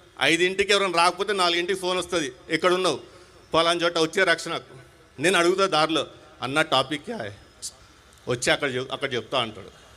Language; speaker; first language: Telugu; non-native, local second language; Urdu